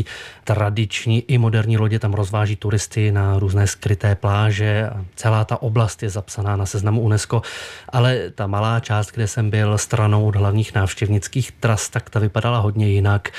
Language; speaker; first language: Czech; native; Czech